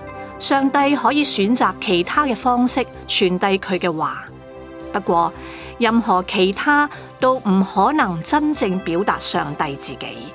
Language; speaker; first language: Chinese; non-native, local second language; Cantonese